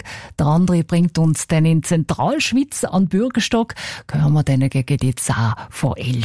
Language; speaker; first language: German; native; German